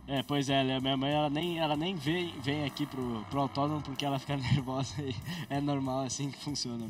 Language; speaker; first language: Portuguese; native; Portuguese